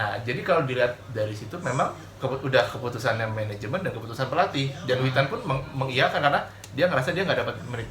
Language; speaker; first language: Indonesian; native; Indonesian